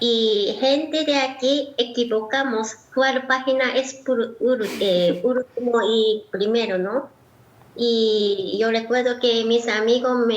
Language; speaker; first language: Spanish; non-native, learner; Japanese